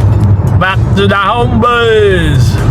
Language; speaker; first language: English; non-native, local second language; Filipino